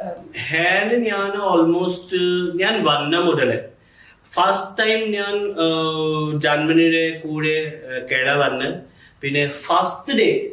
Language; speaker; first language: Malayalam; non-native, fluent; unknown